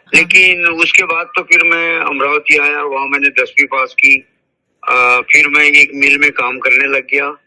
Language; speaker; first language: Hindi; non-native, local second language; Marathi